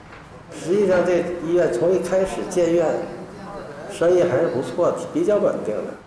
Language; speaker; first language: Chinese; native; Chinese